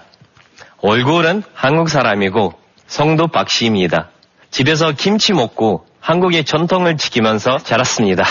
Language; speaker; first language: Korean; non-native, fluent; Russian